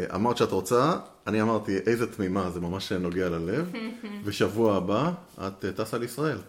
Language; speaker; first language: Hebrew; native; Hebrew